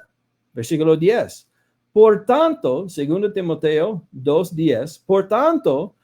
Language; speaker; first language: Spanish; non-native, fluent; English